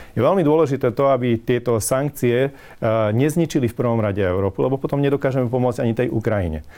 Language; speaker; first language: Slovak; non-native, local second language; Hungarian